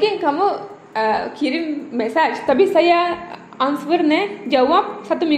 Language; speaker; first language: Indonesian; non-native, learner; Turkish